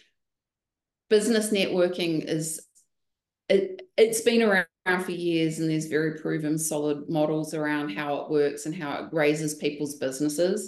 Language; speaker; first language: English; native; English